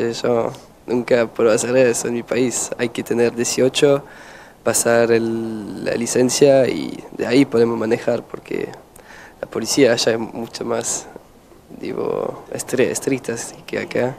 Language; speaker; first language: Spanish; non-native, fluent; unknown